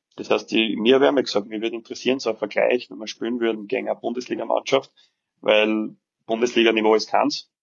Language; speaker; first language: German; early bilingual, other home language; Serbian